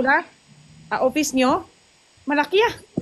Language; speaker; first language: Filipino; non-native, learner; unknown